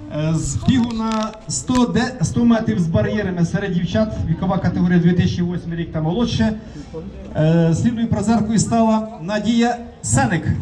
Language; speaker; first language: Ukrainian; native; Ukrainian